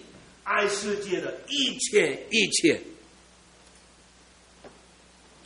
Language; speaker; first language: Chinese; early bilingual, heritage; Cantonese